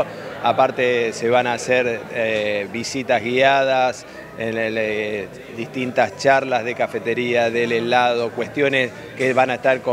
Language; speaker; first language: Spanish; native; Spanish